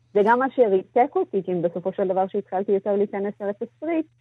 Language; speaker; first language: Hebrew; early bilingual, other home language; Amharic